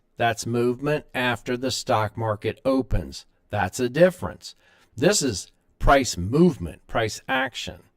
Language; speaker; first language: English; native; English